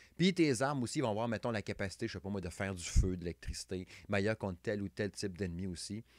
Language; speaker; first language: French; native; French